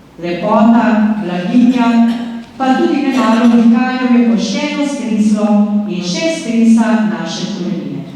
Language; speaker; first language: Slovenian; native; Slovenian